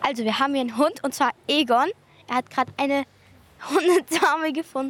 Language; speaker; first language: German; native; German